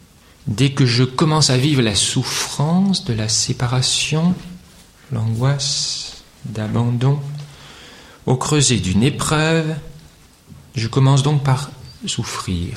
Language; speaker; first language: French; native; French